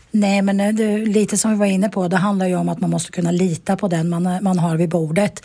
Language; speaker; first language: Swedish; native; Swedish